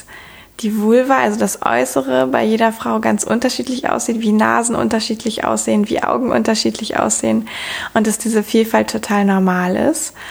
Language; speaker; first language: German; native; German